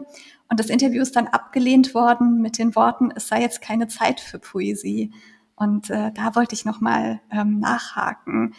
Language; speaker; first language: German; native; German